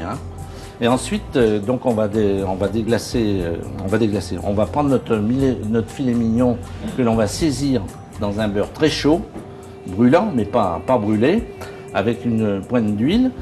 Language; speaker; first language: French; native; French